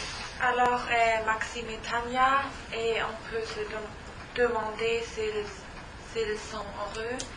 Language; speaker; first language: French; non-native, learner; German